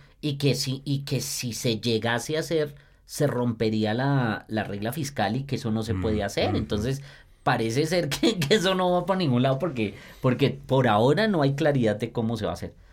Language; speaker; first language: Spanish; native; Spanish